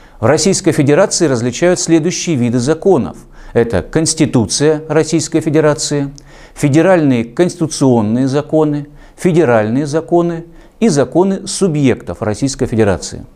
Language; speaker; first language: Russian; native; Russian